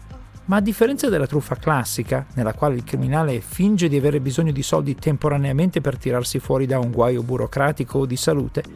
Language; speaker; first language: Italian; native; Italian